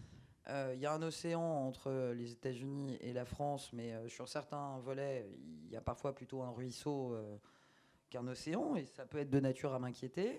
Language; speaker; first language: French; native; French